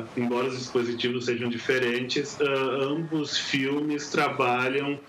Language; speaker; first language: Portuguese; native; Portuguese